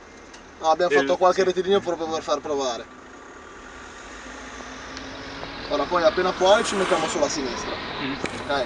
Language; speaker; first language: Italian; native; Italian